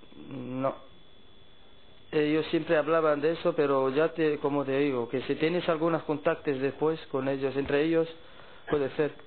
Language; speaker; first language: Spanish; non-native, learner; Arabic